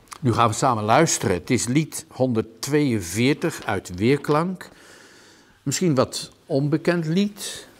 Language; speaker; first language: Dutch; native; Dutch